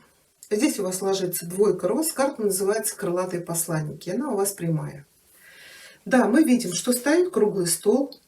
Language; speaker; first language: Russian; native; Russian